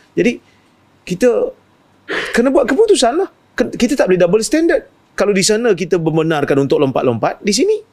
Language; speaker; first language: Malay; native; Malay